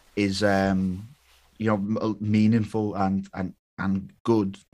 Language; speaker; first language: English; native; English